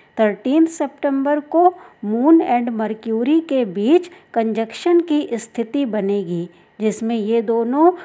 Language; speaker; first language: Hindi; native; Hindi